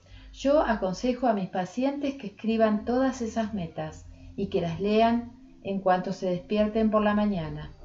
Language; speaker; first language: Spanish; native; Spanish